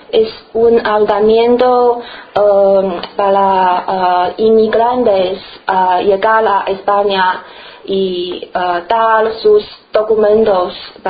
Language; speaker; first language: Spanish; non-native, learner; Chinese